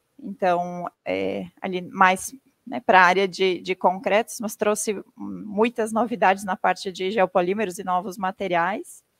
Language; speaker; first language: Portuguese; native; Portuguese